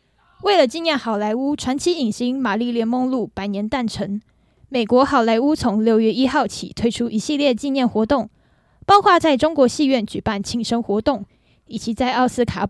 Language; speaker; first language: Chinese; native; Chinese